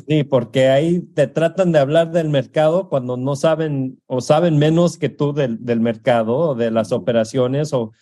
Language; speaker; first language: Spanish; early bilingual, heritage; Spanish